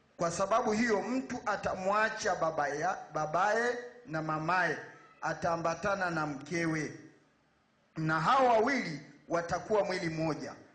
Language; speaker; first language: Swahili; native; Swahili